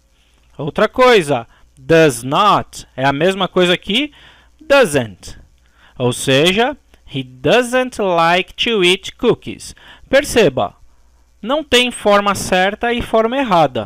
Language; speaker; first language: Portuguese; native; Portuguese